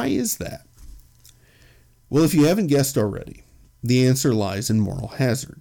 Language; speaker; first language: English; native; English